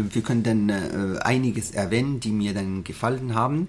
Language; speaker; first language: German; non-native, fluent; Arabic